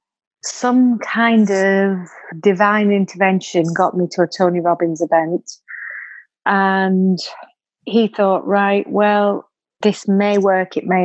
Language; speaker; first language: English; native; English